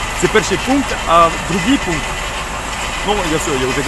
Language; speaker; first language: Ukrainian; non-native, learner; French